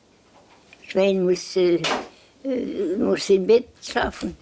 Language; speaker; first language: German; non-native, learner; Estonian